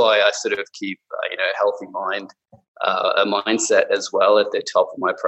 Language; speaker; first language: English; non-native, local second language; Cantonese